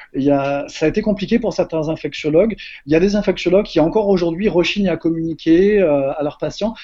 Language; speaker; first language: French; native; French